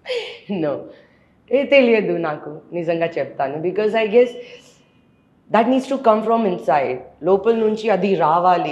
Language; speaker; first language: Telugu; non-native, local second language; Hindi